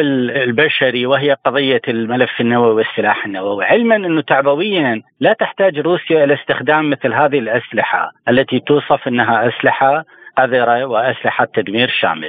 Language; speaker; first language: Arabic; native; Arabic